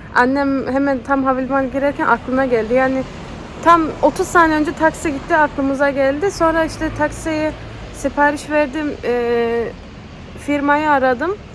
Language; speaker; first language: Turkish; early bilingual, heritage; Turkish